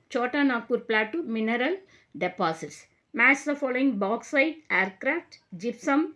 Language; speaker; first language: English; non-native, local second language; Tamil